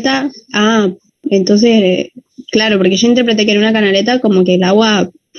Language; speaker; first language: Spanish; native; Spanish